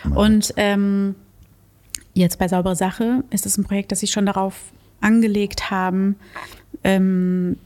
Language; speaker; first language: German; early bilingual, other home language; Portuguese